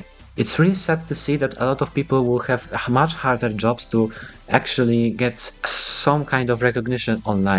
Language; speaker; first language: English; non-native, fluent; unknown